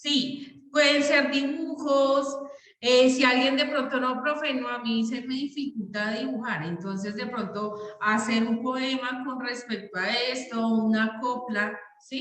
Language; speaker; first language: Spanish; native; Spanish